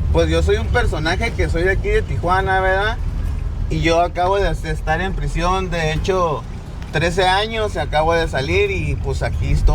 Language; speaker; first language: Spanish; native; Spanish